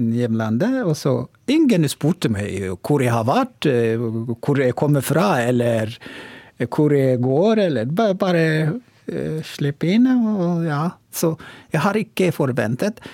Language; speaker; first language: Norwegian; non-native, learner; Oromo